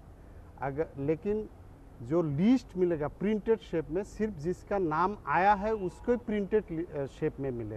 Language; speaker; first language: Urdu; non-native, local second language; Bangla